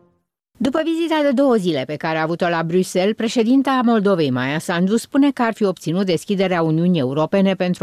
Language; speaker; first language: Romanian; native; Romanian